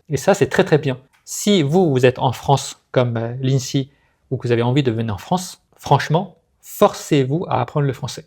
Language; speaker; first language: French; native; French